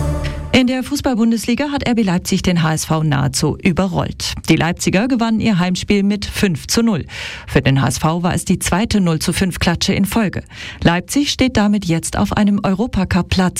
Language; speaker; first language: German; native; German